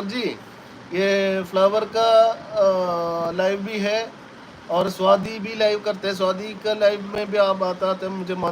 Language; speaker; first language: Hindi; non-native, local second language; Malayalam